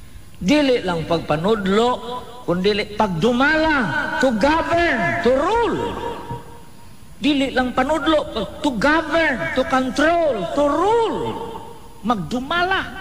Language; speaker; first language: Cebuano; native; Cebuano